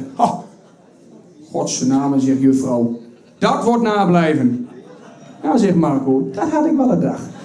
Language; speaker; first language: Dutch; native; Dutch